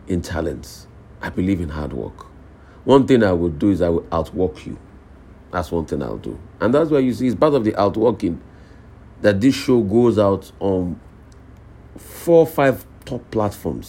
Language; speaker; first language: English; non-native, local second language; Yoruba